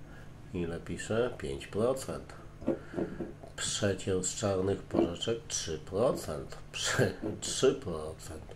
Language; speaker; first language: Polish; native; Polish